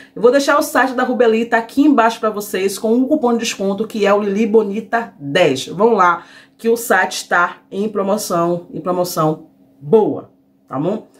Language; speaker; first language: Portuguese; native; Portuguese